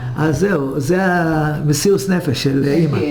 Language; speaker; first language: Hebrew; early bilingual, other home language; Hungarian